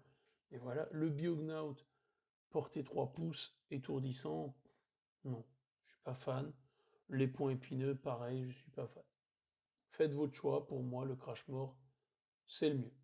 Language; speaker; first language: French; native; French